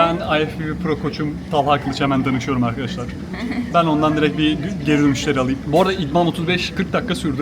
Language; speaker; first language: Turkish; native; Turkish